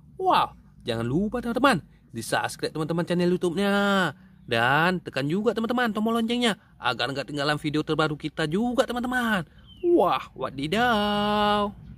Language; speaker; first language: Indonesian; native; Indonesian